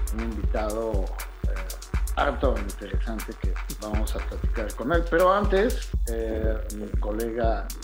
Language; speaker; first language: Spanish; native; Spanish